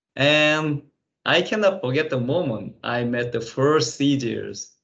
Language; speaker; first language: English; non-native, fluent; Korean